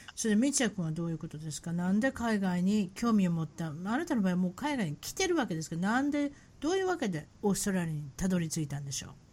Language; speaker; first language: Japanese; native; Japanese